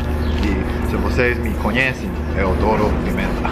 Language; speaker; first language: Portuguese; non-native, learner; Korean